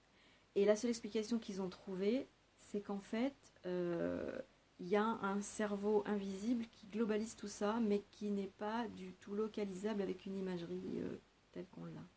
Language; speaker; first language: French; native; French